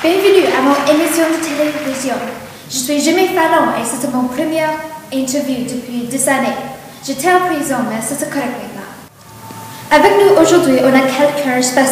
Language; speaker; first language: French; non-native, learner; English